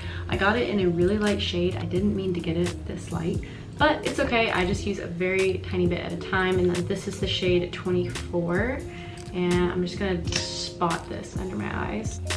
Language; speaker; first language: English; native; English